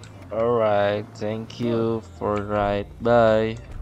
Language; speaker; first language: English; non-native, learner; Indonesian